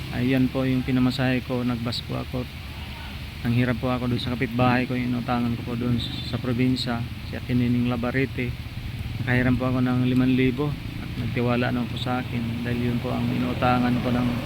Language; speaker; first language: Filipino; non-native, local second language; Surigaonon